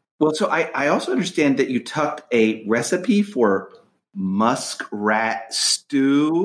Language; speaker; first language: English; native; English